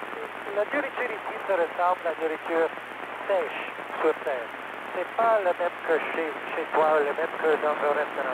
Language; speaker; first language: French; non-native, learner; English